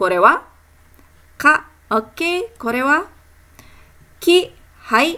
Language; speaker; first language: Japanese; non-native, fluent; Indonesian